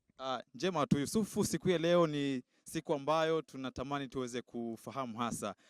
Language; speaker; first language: Swahili; native; Swahili